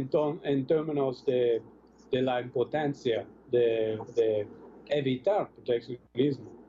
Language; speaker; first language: Spanish; non-native, fluent; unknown